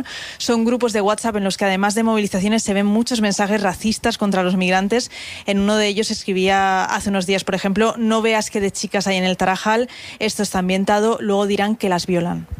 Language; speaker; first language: Spanish; native; Spanish